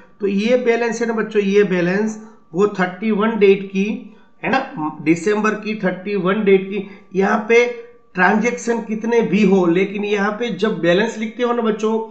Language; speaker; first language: Hindi; non-native, local second language; Gujarati